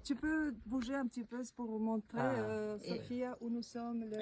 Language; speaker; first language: French; non-native, fluent; Spanish